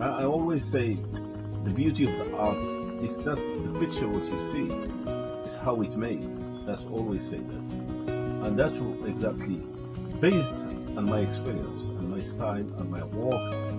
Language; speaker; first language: English; non-native, learner; Arabic